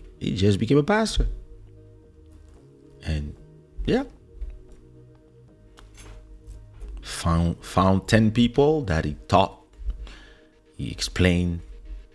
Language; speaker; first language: English; non-native, fluent; French